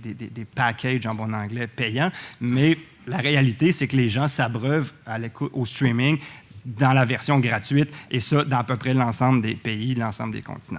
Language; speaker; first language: French; native; French